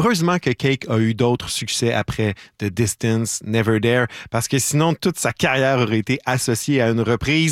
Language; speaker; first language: French; native; French